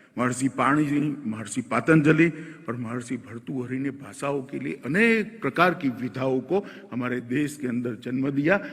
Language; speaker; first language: Hindi; non-native, local second language; Gujarati